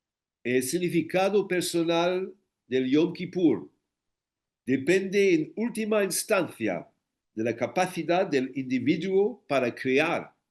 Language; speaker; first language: Spanish; non-native, fluent; English